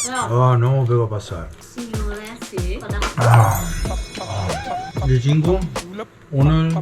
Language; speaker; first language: Korean; non-native, learner; Italian